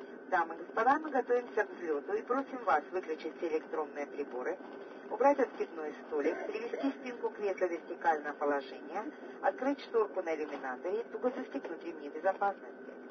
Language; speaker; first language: Russian; native; Russian